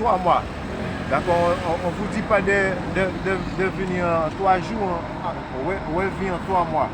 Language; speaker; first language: French; non-native, local second language; Haitian Creole